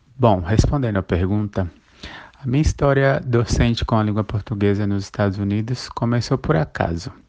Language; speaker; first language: Portuguese; native; Portuguese